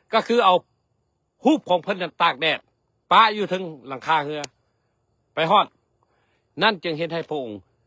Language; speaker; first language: Lao; non-native, local second language; Hmong